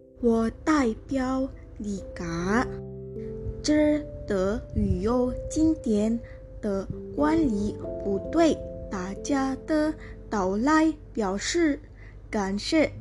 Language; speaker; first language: Chinese; non-native, learner; Indonesian